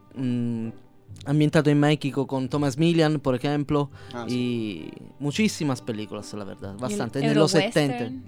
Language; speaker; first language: Spanish; non-native, learner; Sicilian